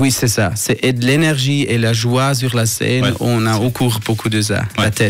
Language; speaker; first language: French; non-native, local second language; German